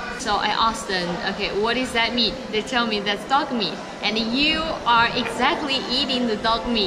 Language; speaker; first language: English; non-native, fluent; Chinese